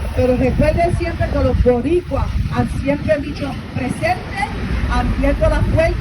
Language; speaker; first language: Spanish; early bilingual, heritage; Spanish